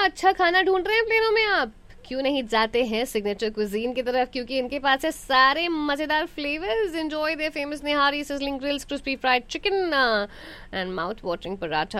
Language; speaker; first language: Hindi; native; Hindi